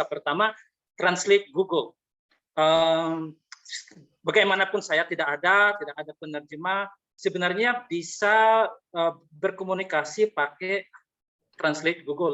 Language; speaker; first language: Indonesian; non-native, fluent; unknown